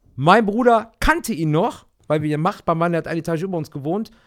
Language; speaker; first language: German; native; German